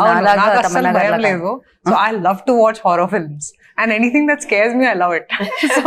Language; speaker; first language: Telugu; non-native, local second language; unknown